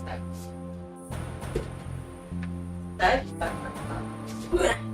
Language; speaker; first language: Russian; native; Russian